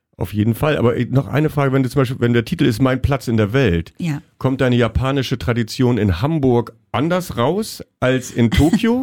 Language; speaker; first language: German; native; German